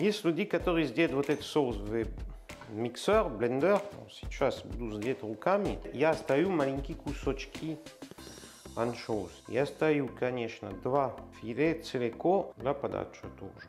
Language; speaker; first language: Russian; non-native, learner; French